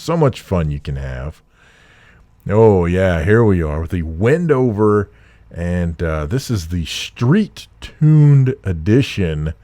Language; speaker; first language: English; native; English